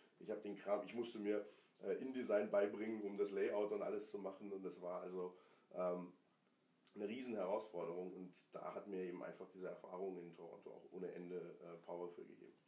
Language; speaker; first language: German; early bilingual, other home language; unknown